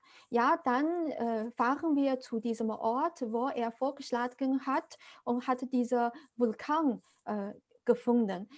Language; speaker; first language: German; non-native, fluent; Chinese